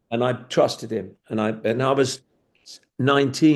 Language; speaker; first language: English; native; English